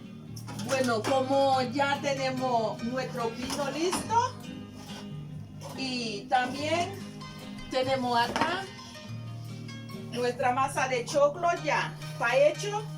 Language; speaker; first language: Spanish; non-native, local second language; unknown